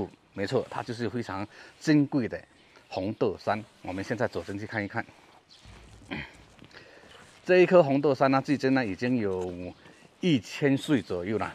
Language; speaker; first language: Chinese; native; Chinese